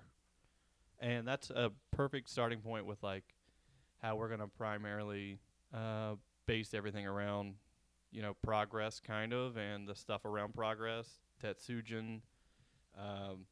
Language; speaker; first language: English; native; English